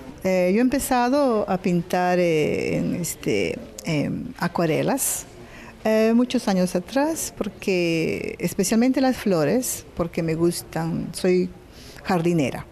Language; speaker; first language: Spanish; non-native, fluent; English